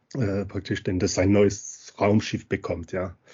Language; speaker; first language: German; non-native, fluent; French